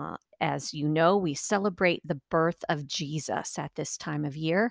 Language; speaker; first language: English; native; English